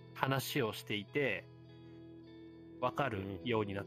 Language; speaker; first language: Japanese; native; Japanese